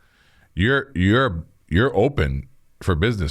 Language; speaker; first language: English; native; English